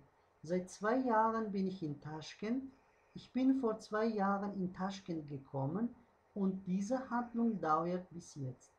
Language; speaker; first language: German; non-native, fluent; Uzbek